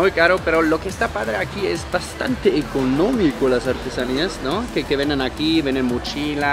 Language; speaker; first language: Spanish; non-native, fluent; German